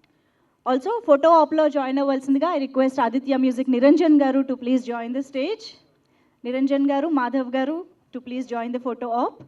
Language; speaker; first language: Telugu; native; Telugu